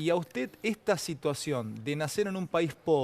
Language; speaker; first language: Spanish; native; Spanish